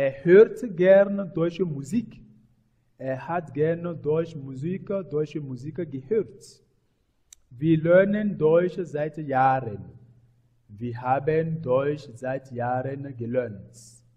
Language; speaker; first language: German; non-native, learner; French